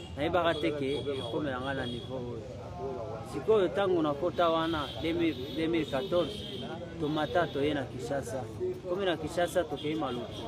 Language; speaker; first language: Lingala; non-native, fluent; Kinyarwanda